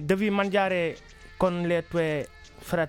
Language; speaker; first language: Italian; non-native, learner; Wolof